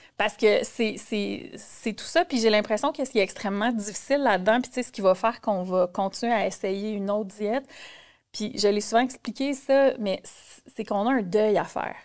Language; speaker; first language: French; native; French